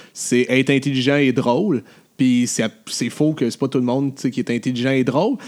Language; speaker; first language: French; native; French